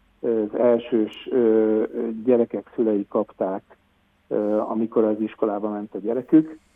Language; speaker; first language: Hungarian; native; Hungarian